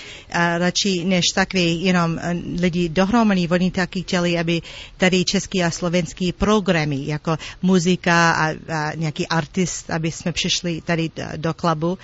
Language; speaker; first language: Czech; early bilingual, heritage; Czech